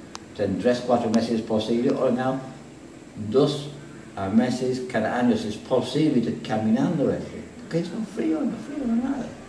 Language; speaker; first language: Spanish; non-native, learner; English